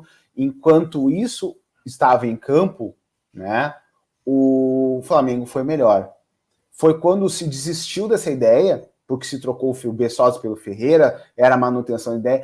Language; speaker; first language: Portuguese; native; Portuguese